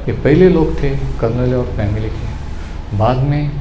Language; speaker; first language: Hindi; non-native, local second language; Marathi